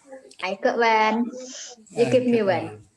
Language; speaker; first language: English; non-native, fluent; Indonesian